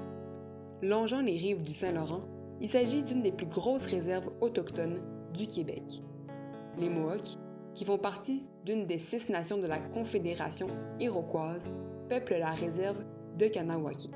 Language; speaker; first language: French; native; French